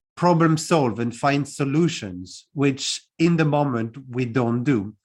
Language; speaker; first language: English; non-native, fluent; French